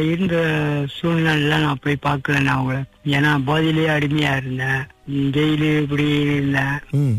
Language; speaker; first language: Tamil; early bilingual, heritage; Tamil